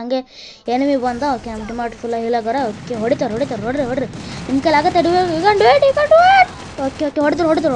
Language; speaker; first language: Kannada; native; Kannada